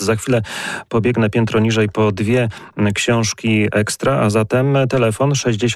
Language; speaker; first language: Polish; native; Polish